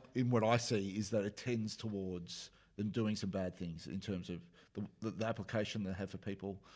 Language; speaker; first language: English; native; English